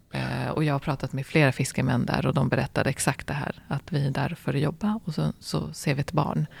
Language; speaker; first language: Swedish; early bilingual, other home language; Arabic